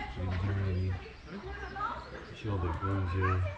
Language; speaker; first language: Polish; native; Polish